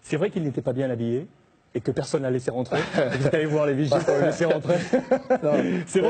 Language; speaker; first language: French; native; French